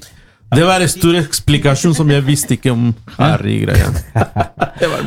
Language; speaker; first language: Swedish; non-native, learner; Spanish